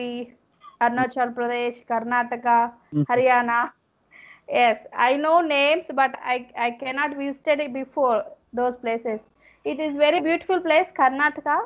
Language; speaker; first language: English; non-native, learner; Telugu